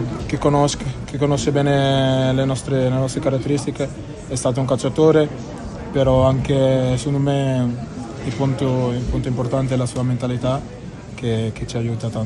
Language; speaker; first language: Italian; non-native, fluent; Portuguese